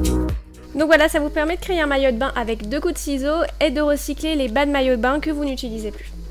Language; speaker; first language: French; native; French